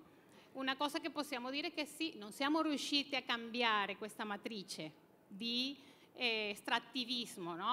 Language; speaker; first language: Italian; non-native, fluent; Spanish